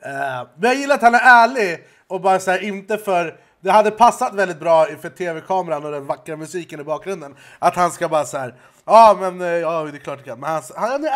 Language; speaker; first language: Swedish; native; Swedish